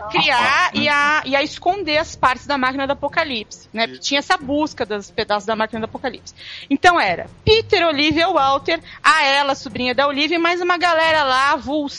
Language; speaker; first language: Portuguese; native; Portuguese